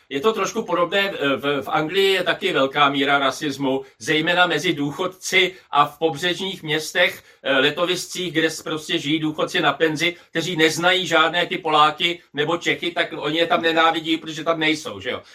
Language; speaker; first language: Czech; native; Czech